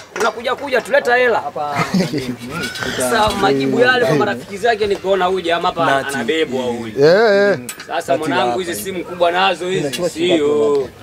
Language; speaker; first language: Swahili; native; Swahili